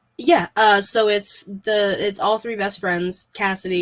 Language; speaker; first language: English; native; English